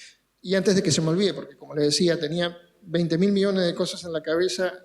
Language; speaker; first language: Spanish; native; Spanish